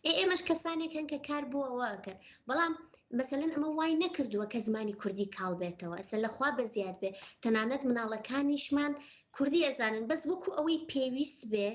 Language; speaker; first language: Central Kurdish; non-native, local second language; Gurani